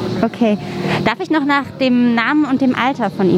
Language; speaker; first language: German; native; German